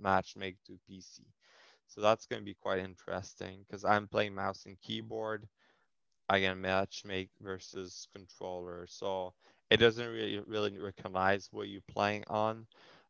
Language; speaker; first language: English; non-native, fluent; French